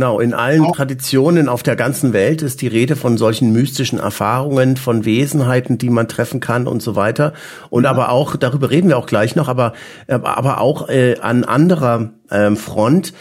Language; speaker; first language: German; native; German